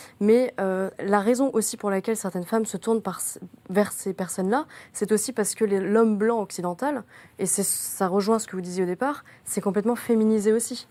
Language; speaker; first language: French; native; French